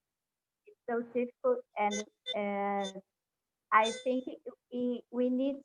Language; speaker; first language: English; non-native, learner; Portuguese